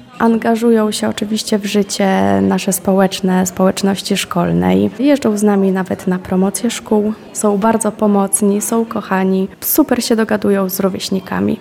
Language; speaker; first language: Polish; native; Polish